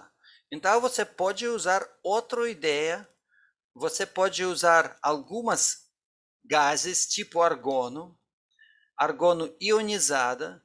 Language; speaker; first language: Portuguese; non-native, fluent; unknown